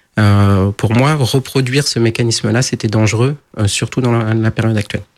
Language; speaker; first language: French; early bilingual, other home language; Portuguese